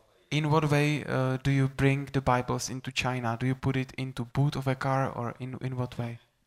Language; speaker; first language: English; non-native, fluent; Czech